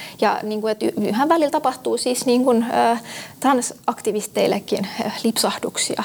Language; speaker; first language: Finnish; native; Finnish